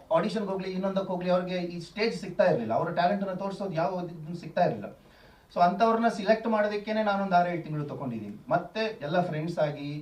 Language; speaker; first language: Kannada; non-native, local second language; Tulu